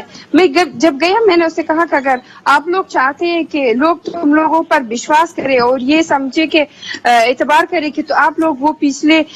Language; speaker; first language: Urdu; non-native, fluent; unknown